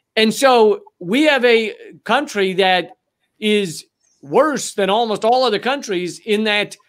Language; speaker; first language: English; native; English